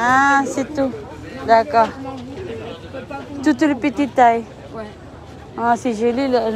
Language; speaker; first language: French; non-native, learner; Filipino